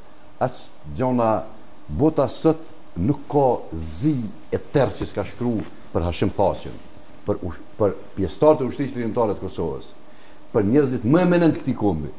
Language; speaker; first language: Albanian; native; Albanian